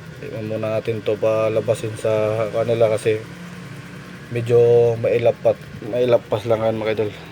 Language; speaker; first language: Filipino; non-native, local second language; Cebuano